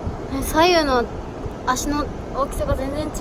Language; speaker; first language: Japanese; native; Japanese